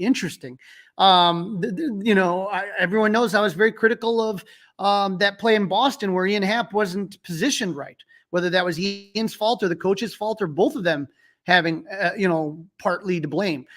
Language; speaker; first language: English; native; English